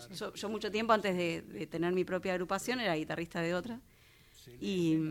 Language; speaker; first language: Spanish; native; Spanish